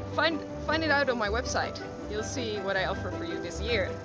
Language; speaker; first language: English; non-native, fluent; Dutch